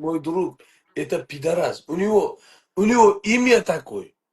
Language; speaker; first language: Russian; non-native, learner; Uzbek